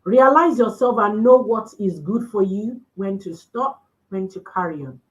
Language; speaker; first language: English; non-native, local second language; Yoruba